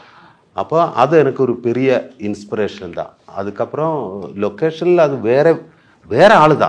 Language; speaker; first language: Tamil; non-native, learner; Malayalam